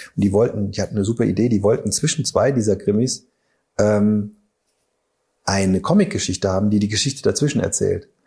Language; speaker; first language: German; native; German